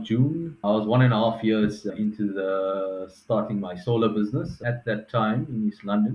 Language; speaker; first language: English; native; English